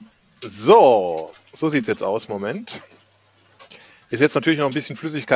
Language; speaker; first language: German; native; German